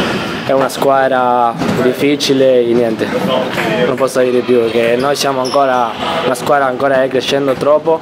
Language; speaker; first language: Italian; non-native, learner; Spanish